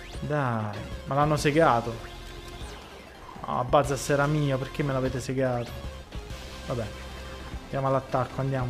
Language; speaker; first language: Italian; native; Italian